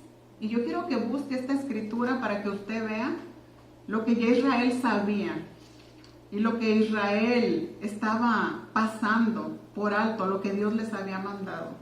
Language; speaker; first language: Spanish; native; Spanish